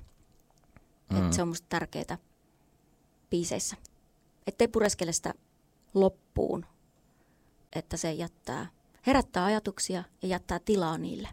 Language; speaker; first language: Finnish; native; Finnish